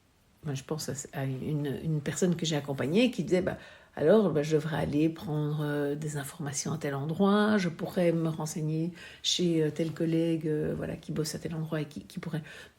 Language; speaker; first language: French; native; French